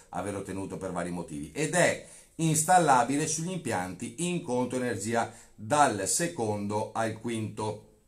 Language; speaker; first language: Italian; native; Italian